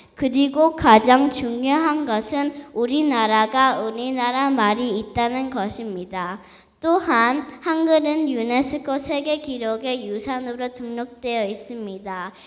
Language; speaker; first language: Korean; early bilingual, heritage; Korean